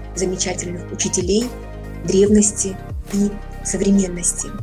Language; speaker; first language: Russian; native; Russian